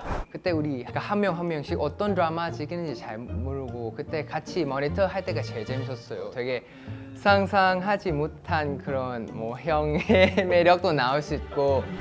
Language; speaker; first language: Korean; non-native, fluent; Thai